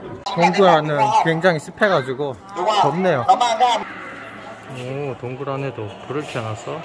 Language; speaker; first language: Korean; native; Korean